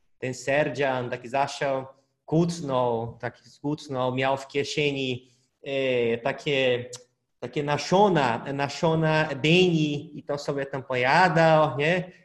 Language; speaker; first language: Polish; non-native, fluent; Portuguese